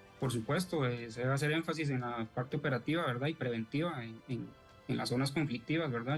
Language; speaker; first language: Spanish; native; Spanish